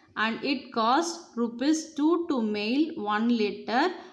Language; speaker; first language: English; non-native, local second language; Tamil